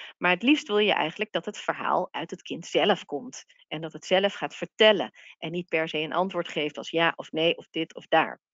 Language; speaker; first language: Dutch; native; Dutch